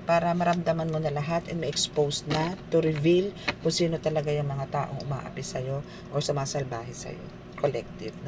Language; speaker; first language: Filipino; native; Filipino